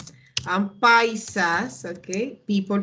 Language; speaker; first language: English; non-native, learner; Spanish